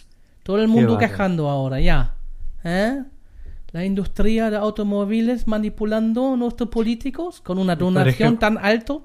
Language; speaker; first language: Spanish; non-native, learner; German